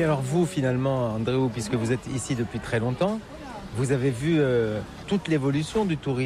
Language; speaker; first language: French; native; French